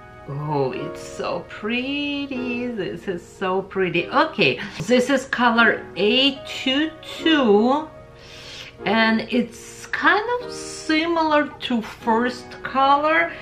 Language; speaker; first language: English; non-native, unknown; Ukrainian